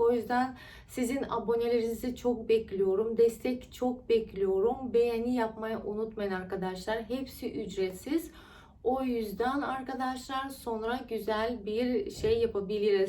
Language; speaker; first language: Turkish; non-native, fluent; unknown